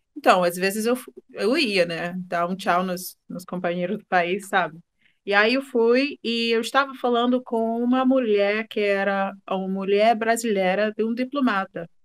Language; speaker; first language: Portuguese; non-native, fluent; English